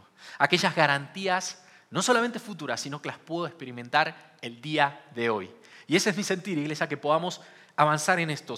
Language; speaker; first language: Spanish; native; Spanish